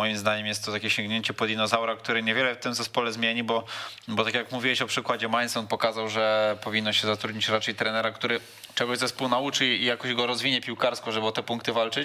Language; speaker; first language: Polish; native; Polish